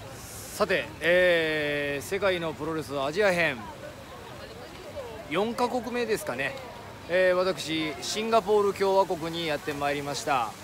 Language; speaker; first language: Japanese; native; Japanese